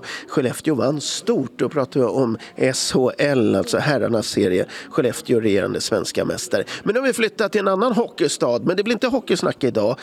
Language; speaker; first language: Swedish; native; Swedish